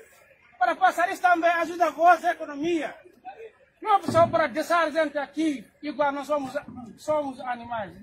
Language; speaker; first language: Portuguese; non-native, learner; Haitian Creole